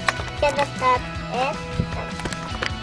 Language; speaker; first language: Russian; early bilingual, heritage; Russian